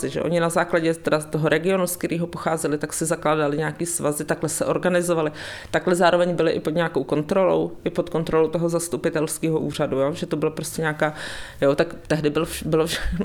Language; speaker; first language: Czech; native; Czech